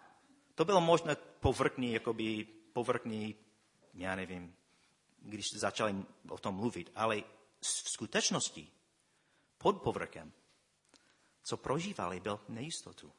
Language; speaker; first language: Czech; non-native, fluent; English